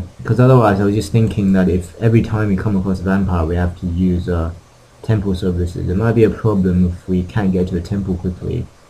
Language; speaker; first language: English; native; English